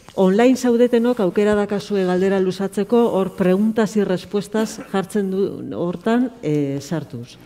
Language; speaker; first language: Basque; native; Basque